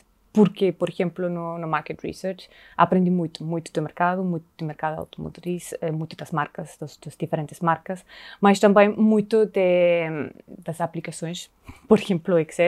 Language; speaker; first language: Portuguese; non-native, fluent; German